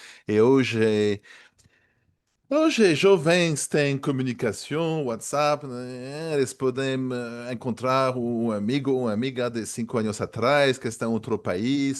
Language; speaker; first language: Portuguese; non-native, fluent; French